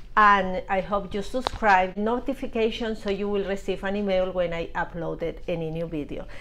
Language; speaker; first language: English; non-native, fluent; Spanish